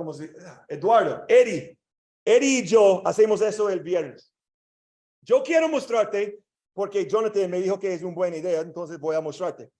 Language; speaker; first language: Spanish; non-native, learner; English